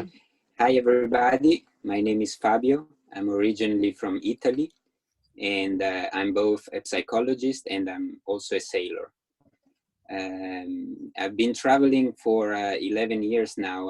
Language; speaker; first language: English; non-native, fluent; Italian